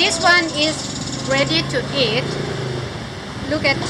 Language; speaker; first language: English; non-native, local second language; Thai